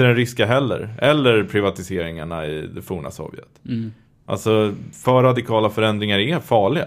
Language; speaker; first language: Swedish; native; Swedish